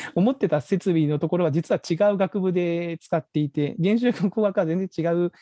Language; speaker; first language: Japanese; native; Japanese